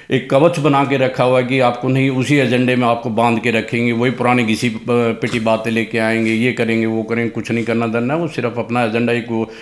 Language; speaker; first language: Hindi; native; Hindi